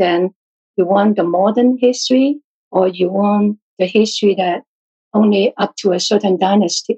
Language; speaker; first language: English; non-native, local second language; Cantonese